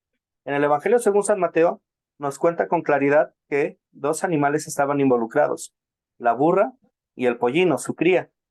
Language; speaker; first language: Spanish; native; Spanish